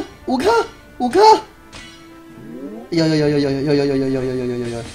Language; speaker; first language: Chinese; native; Chinese